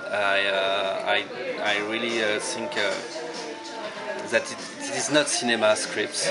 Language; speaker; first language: English; non-native, learner; French